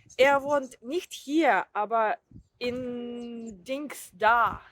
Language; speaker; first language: German; non-native, fluent; Ukrainian